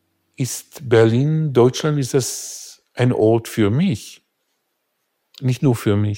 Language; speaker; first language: German; non-native, fluent; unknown